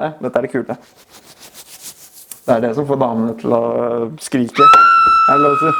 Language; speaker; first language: Norwegian; native; Norwegian